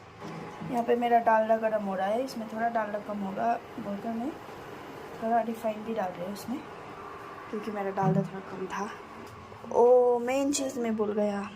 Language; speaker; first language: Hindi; non-native, local second language; Nepali